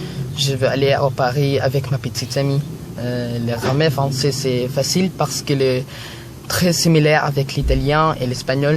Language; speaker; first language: French; non-native, learner; Filipino